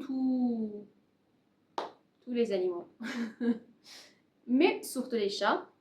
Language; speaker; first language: French; non-native, learner; Persian